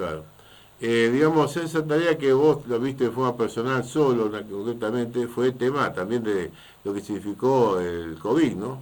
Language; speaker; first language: Spanish; native; Spanish